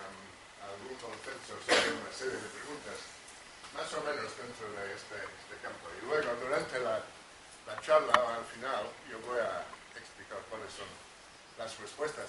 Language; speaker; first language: Spanish; non-native, fluent; English